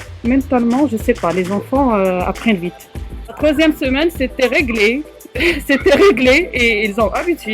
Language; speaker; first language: French; non-native, learner; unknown